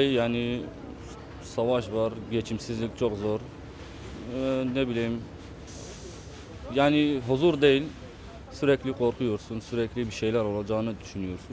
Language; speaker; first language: Turkish; non-native, fluent; Arabic